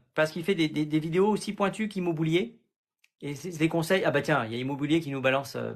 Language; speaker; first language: French; native; French